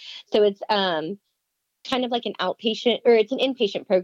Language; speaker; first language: English; native; English